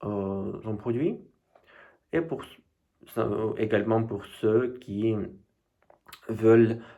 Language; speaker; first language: French; non-native, fluent; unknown